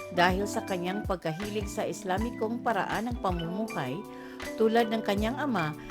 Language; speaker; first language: Filipino; native; Filipino